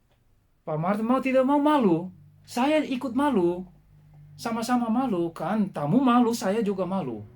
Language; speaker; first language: Indonesian; non-native, fluent; Dutch